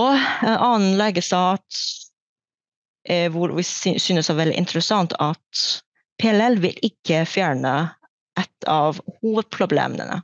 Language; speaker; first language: Norwegian; non-native, fluent; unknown